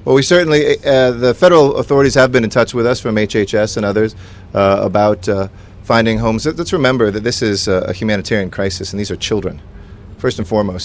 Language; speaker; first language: English; native; English